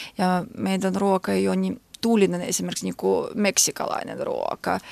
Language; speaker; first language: Finnish; non-native, learner; Georgian